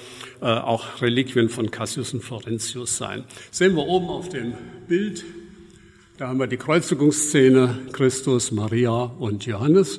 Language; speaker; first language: German; native; German